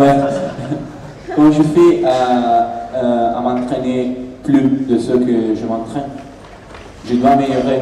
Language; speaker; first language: French; non-native, learner; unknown